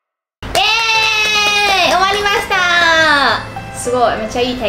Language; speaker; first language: Japanese; non-native, fluent; Chinese